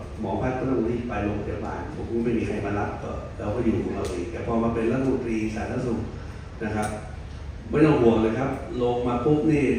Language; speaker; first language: Thai; native; Thai